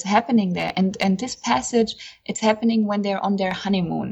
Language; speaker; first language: English; non-native, fluent; German